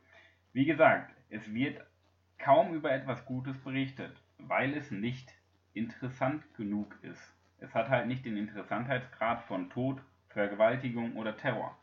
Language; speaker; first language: German; native; German